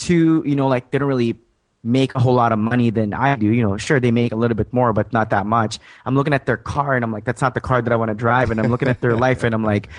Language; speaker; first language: English; non-native, fluent; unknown